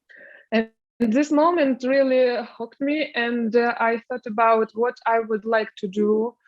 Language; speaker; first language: English; non-native, learner; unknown